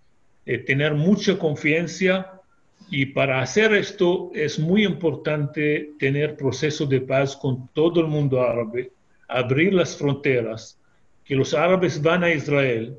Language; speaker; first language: Spanish; non-native, fluent; Hebrew